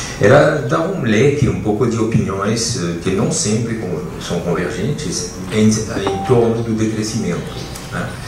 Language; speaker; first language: Portuguese; non-native, fluent; French